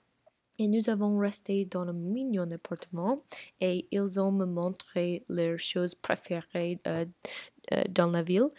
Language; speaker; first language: French; non-native, learner; English